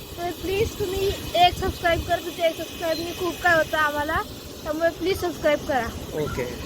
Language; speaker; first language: Marathi; native; Marathi